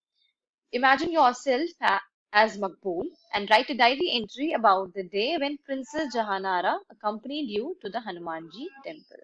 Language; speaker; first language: English; non-native, local second language; Hindi